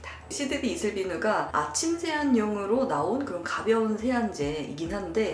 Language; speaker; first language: Korean; native; Korean